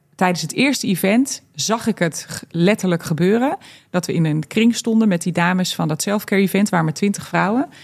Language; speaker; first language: Dutch; native; Dutch